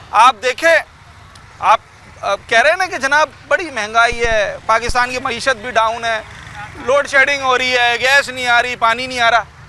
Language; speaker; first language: Urdu; native; Urdu